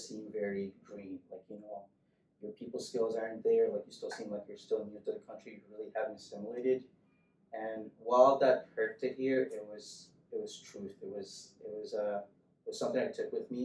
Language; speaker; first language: English; non-native, local second language; Yoruba